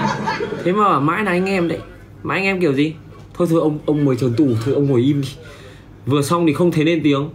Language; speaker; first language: Vietnamese; native; Vietnamese